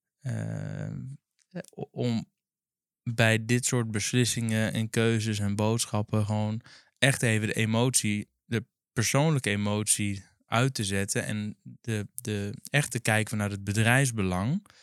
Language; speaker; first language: Dutch; native; Dutch